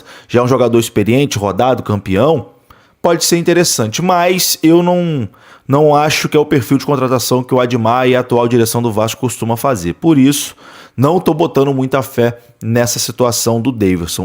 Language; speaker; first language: Portuguese; native; Portuguese